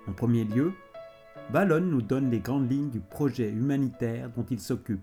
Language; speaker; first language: French; native; French